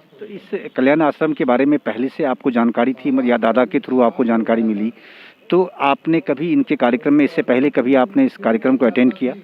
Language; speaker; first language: Hindi; native; Hindi